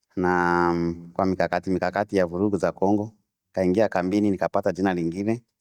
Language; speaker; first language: Swahili; non-native, local second language; Bembe